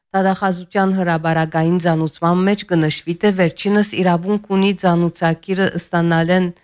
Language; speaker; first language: Armenian; early bilingual, heritage; Armenian